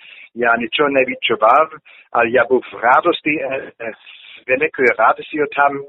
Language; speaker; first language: Ukrainian; non-native, learner; German